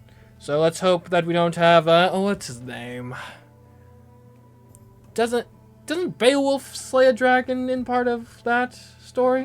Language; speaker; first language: English; native; English